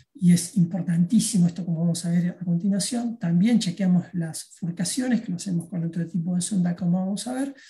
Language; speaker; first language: Spanish; native; Spanish